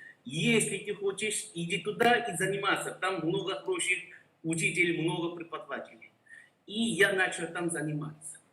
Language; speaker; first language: Russian; non-native, learner; Korean